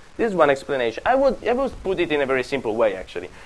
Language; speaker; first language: English; non-native, fluent; Italian